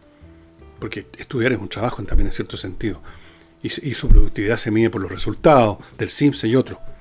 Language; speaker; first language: Spanish; native; Spanish